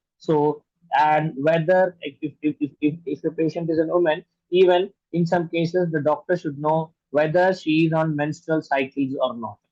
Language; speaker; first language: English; non-native, local second language; Telugu